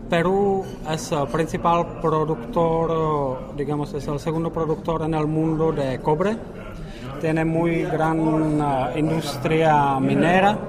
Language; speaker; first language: Spanish; non-native, fluent; Czech